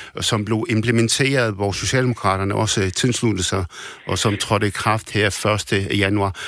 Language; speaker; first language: Danish; early bilingual, other home language; Arabic